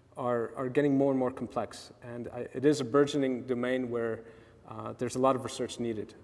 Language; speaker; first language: English; native; English